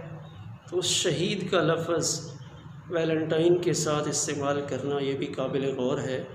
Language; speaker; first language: Urdu; native; Urdu